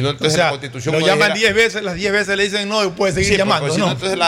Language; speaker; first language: Spanish; native; Spanish